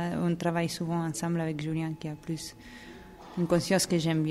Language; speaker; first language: French; non-native, fluent; Spanish